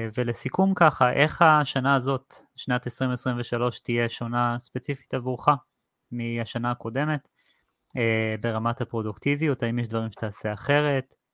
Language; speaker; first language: Hebrew; native; Hebrew